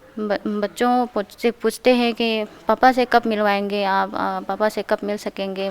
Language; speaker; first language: Hindi; non-native, local second language; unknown